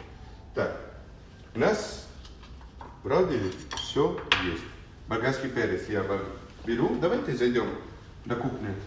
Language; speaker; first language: Russian; non-native, learner; Italian